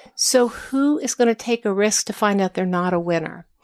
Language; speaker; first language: English; native; English